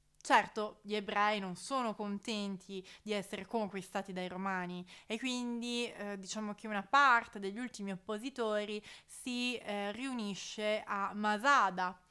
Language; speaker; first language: Italian; native; Italian